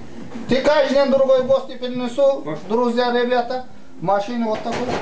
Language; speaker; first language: Russian; non-native, learner; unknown